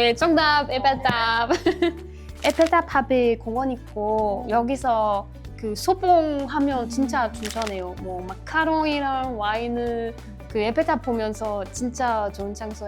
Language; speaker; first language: Korean; non-native, learner; French